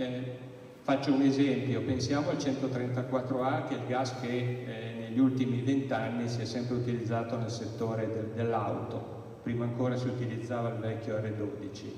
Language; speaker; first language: Italian; native; Italian